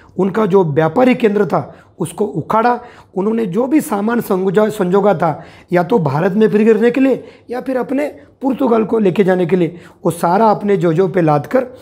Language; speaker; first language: Hindi; non-native, local second language; Marathi